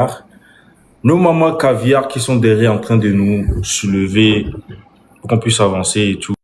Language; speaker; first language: French; non-native, local second language; Lingala